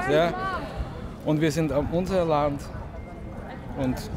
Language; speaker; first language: German; non-native, learner; Ukrainian